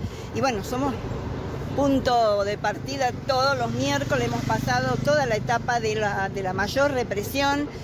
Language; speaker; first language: Spanish; native; Spanish